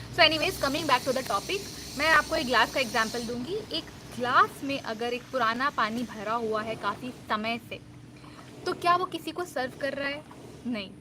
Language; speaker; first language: Hindi; native; Hindi